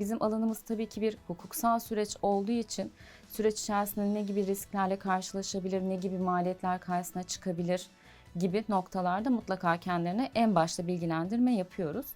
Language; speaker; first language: Turkish; native; Turkish